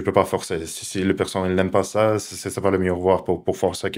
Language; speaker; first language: French; non-native, fluent; Russian